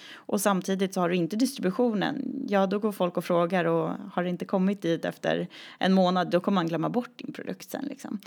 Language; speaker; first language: Swedish; native; Swedish